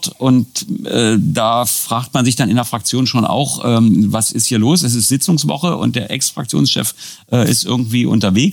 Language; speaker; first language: German; native; German